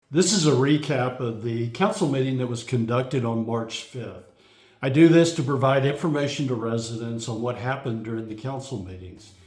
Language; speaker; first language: English; native; English